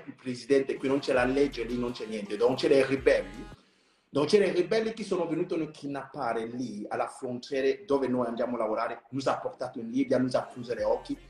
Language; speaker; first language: Italian; non-native, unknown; French